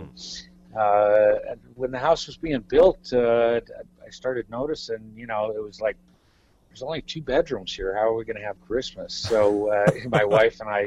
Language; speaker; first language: English; native; English